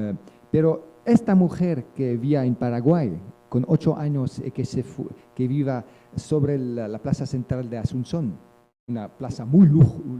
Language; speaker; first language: Spanish; non-native, learner; French